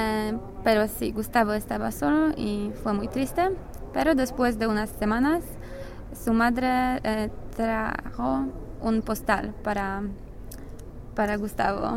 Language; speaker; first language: Spanish; non-native, learner; English